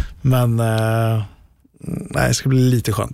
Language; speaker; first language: Swedish; native; Swedish